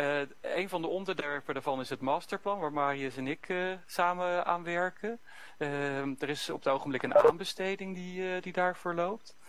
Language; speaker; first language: Dutch; native; Dutch